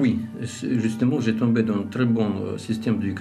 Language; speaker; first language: French; non-native, learner; Russian